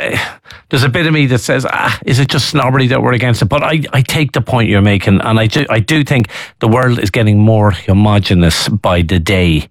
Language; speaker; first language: English; native; English